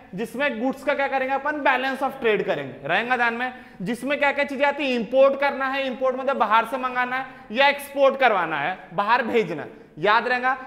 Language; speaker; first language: Hindi; native; Hindi